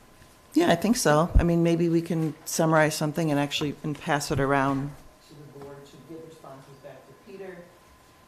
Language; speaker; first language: English; native; English